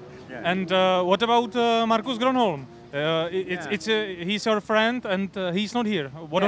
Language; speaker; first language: English; non-native, fluent; Czech